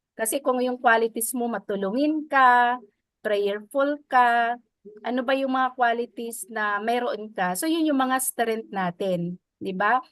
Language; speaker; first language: Filipino; non-native, local second language; Waray